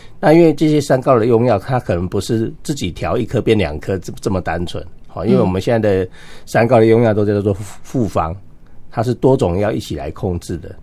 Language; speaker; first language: Chinese; native; Chinese